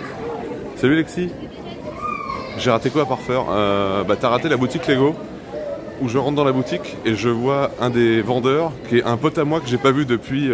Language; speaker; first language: French; native; French